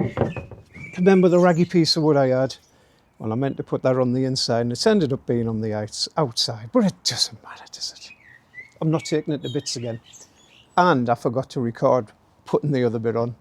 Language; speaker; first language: English; native; English